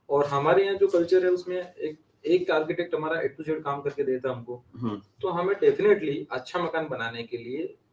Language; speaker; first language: Hindi; native; Hindi